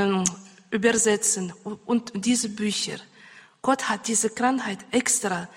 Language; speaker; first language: German; non-native, learner; Russian